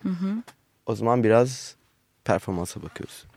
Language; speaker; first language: Turkish; native; Turkish